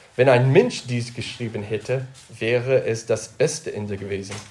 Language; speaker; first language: German; non-native, fluent; English